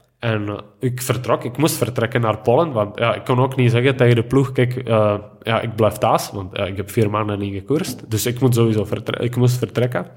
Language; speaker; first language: Dutch; non-native, fluent; Czech